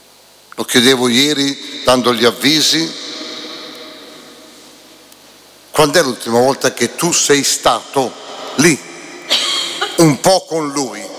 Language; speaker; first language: Italian; native; Italian